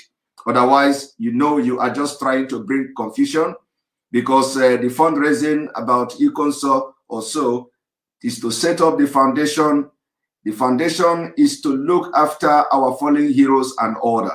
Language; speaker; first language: English; non-native, local second language; Igbo